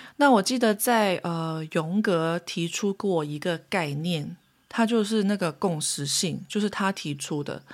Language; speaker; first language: Chinese; non-native, local second language; Cantonese